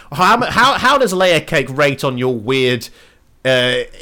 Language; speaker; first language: English; native; English